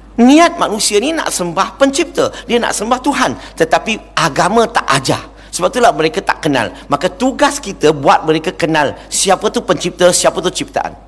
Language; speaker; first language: Malay; non-native, local second language; Chinese